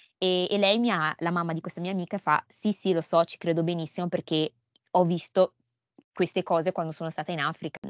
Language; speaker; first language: Italian; early bilingual, heritage; Italian